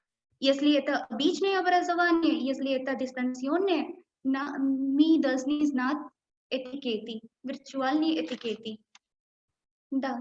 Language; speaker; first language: Russian; non-native, learner; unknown